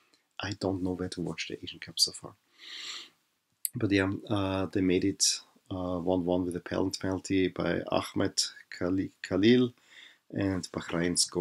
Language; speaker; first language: English; non-native, fluent; German